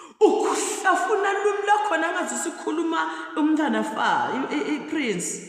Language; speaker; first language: Zulu; non-native, local second language; Swati